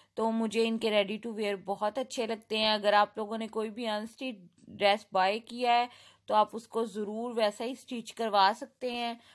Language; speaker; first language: Urdu; native; Urdu